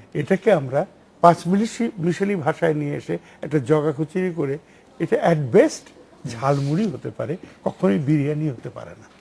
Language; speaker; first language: Bangla; native; Bangla